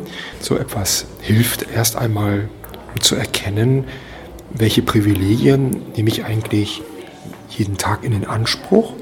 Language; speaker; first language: German; native; German